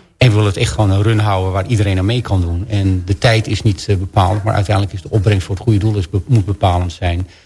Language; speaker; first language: Dutch; native; Dutch